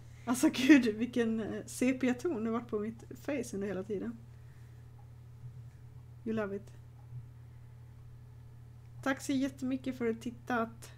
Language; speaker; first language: Swedish; native; Swedish